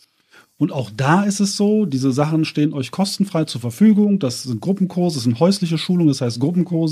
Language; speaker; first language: German; native; German